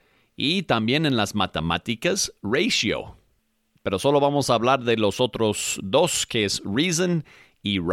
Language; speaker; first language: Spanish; non-native, fluent; English